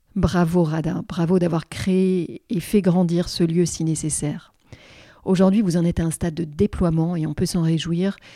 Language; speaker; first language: French; native; French